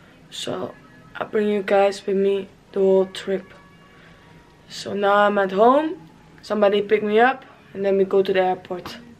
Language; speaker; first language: English; non-native, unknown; Dutch